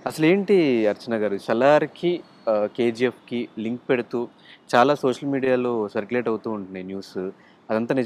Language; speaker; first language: Telugu; native; Telugu